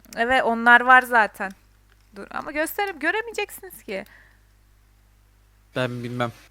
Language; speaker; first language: Turkish; native; Turkish